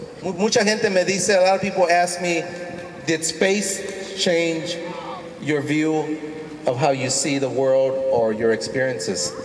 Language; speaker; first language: English; early bilingual, other home language; Spanish